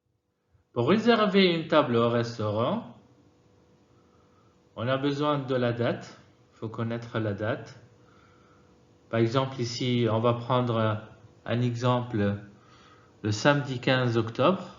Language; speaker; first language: French; non-native, fluent; Arabic